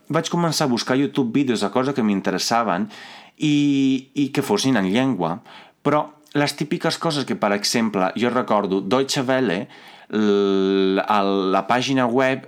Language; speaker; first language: Catalan; non-native, fluent; Italian